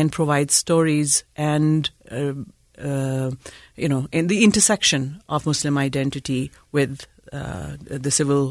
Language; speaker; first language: English; non-native, local second language; Urdu